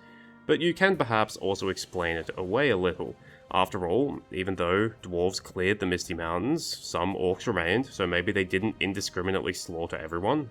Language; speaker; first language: English; native; English